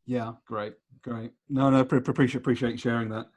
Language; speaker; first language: English; native; English